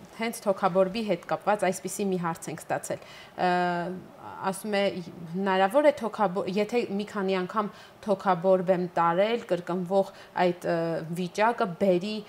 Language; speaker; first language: Armenian; native; Armenian